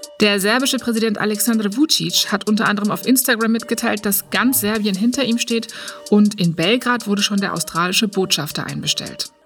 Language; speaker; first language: German; native; German